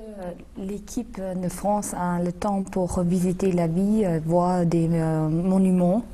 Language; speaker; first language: French; non-native, fluent; German